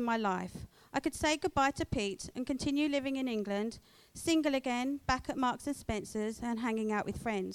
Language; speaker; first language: English; native; English